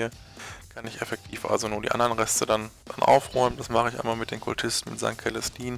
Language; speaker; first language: German; native; German